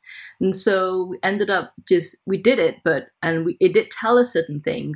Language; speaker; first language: English; non-native, local second language; Cantonese